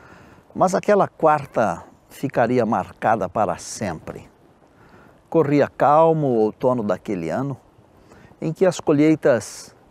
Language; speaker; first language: Portuguese; native; Portuguese